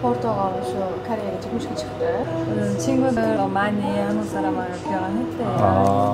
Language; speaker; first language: Korean; non-native, learner; Uzbek